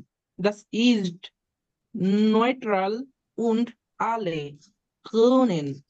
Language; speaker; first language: German; non-native, learner; Bangla